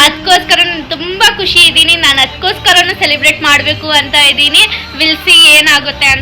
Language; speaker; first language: Kannada; non-native, local second language; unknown